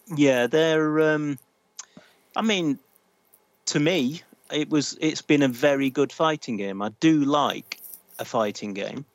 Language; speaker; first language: English; native; English